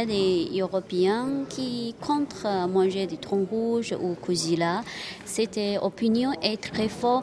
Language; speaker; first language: French; non-native, learner; Japanese